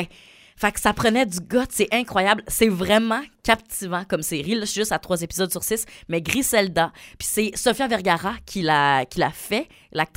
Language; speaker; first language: French; native; French